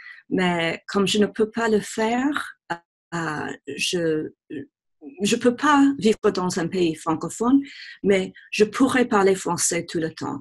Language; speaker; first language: French; non-native, fluent; English